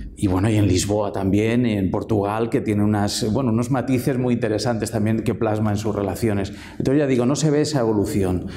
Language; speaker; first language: Spanish; native; Spanish